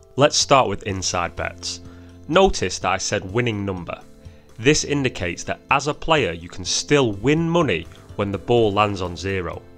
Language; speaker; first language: English; native; English